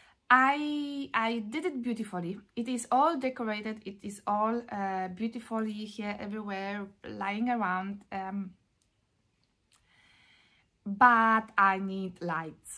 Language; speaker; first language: English; non-native, fluent; Polish